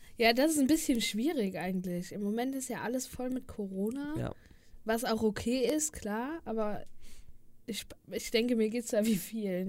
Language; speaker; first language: German; native; German